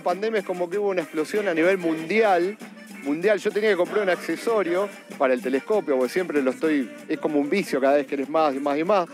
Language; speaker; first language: Spanish; native; Spanish